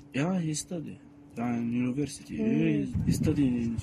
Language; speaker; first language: English; non-native, learner; Arabic